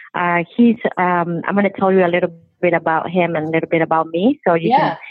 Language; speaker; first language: English; non-native, fluent; Spanish